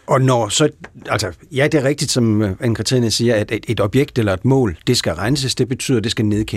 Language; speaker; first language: Danish; native; Danish